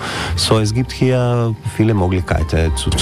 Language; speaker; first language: German; non-native, learner; Croatian